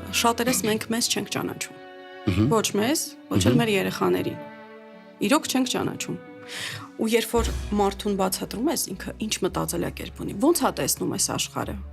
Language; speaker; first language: Armenian; early bilingual, heritage; Armenian